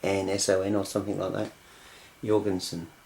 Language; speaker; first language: English; native; English